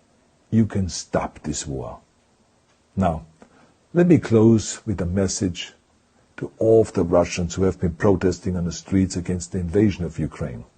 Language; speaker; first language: English; non-native, fluent; German